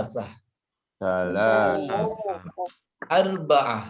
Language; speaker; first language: Arabic; non-native, fluent; Indonesian